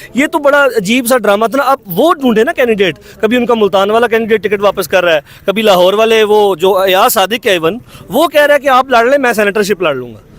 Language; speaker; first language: Urdu; non-native, local second language; Punjabi